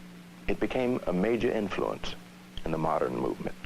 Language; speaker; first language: English; native; English